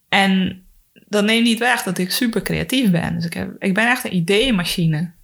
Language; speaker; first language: Dutch; early bilingual, other home language; Spanish